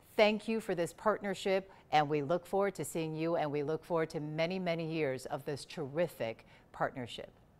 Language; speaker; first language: English; early bilingual, other home language; Chinese